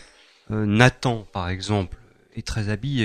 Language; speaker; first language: French; native; French